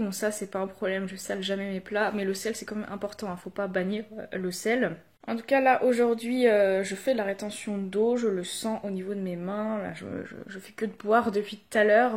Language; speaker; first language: French; native; French